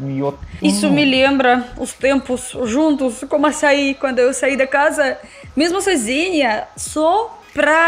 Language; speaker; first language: Portuguese; non-native, learner; Russian